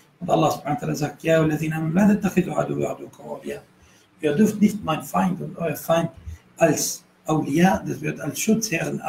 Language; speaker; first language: German; non-native, fluent; Arabic